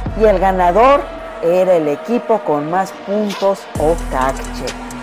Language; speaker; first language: Spanish; native; Spanish